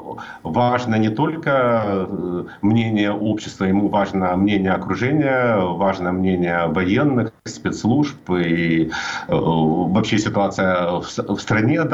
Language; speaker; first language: Russian; native; Russian